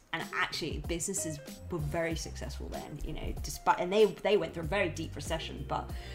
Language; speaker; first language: English; native; English